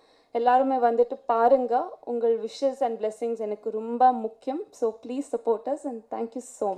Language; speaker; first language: Tamil; non-native, learner; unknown